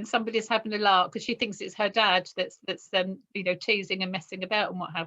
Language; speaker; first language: English; native; English